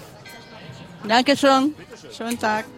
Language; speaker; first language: German; non-native, learner; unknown